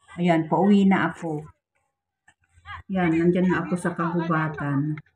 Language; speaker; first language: Filipino; non-native, local second language; Iloko